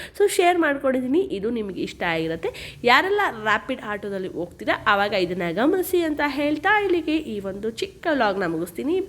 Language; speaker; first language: Kannada; native; Kannada